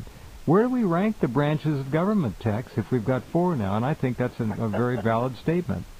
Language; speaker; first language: English; native; English